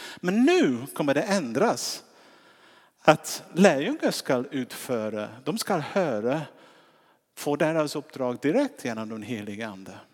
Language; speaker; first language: Swedish; non-native, fluent; English